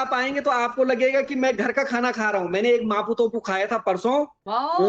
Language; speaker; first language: Hindi; native; Hindi